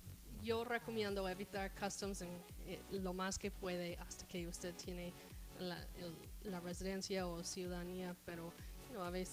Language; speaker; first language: Spanish; non-native, fluent; English